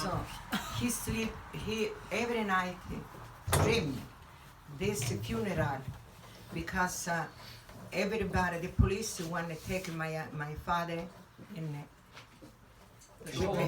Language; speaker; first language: English; non-native, learner; Italian